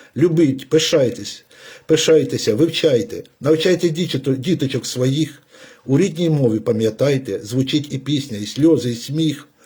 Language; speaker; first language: Ukrainian; native; Ukrainian